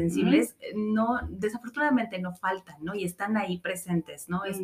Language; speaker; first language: Spanish; native; Spanish